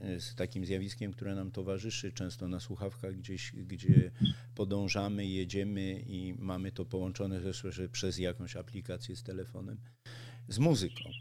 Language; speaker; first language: Polish; native; Polish